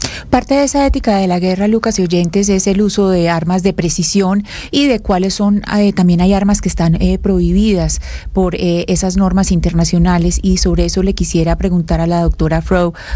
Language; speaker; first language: Spanish; native; Spanish